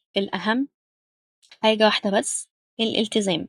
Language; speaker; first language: Arabic; native; Arabic